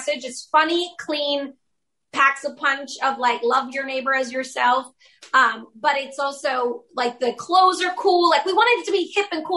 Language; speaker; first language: English; native; English